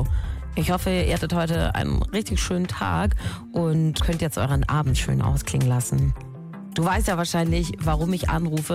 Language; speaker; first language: German; native; German